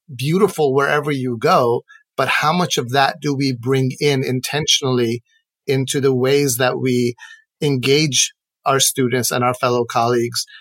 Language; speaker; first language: English; non-native, fluent; Persian